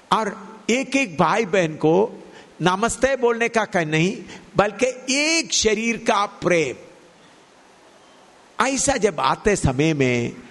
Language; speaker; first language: Hindi; non-native, local second language; Malayalam